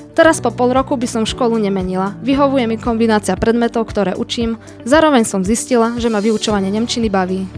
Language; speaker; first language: Slovak; non-native, local second language; Hungarian